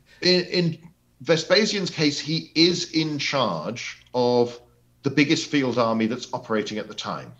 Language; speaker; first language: English; native; English